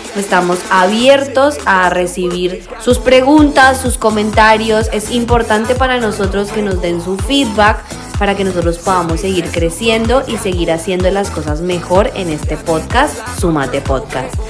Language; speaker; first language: Spanish; native; Spanish